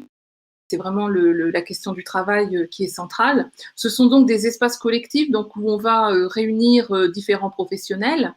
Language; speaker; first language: French; native; French